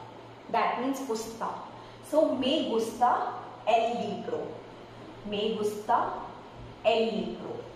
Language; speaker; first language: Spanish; non-native, fluent; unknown